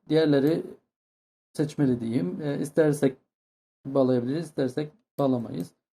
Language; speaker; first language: Turkish; non-native, fluent; Arabic